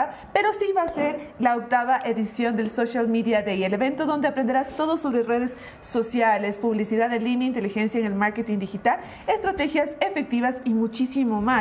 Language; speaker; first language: Spanish; native; Spanish